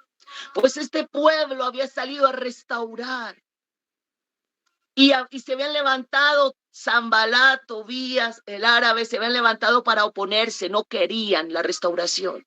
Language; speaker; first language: Spanish; native; Spanish